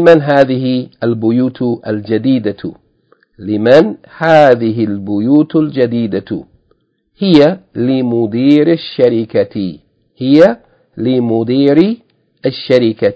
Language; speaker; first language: Arabic; non-native, fluent; English